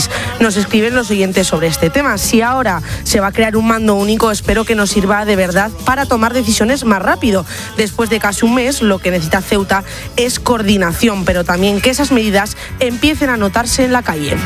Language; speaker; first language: Spanish; native; Spanish